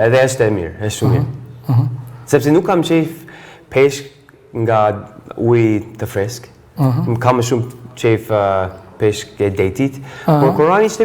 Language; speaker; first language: Albanian; non-native, fluent; English